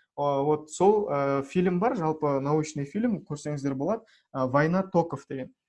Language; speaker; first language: Russian; non-native, local second language; Kazakh